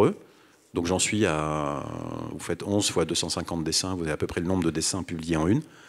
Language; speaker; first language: French; native; French